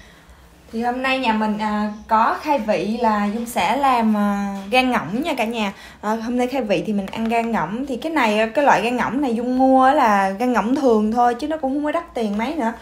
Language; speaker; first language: Vietnamese; native; Vietnamese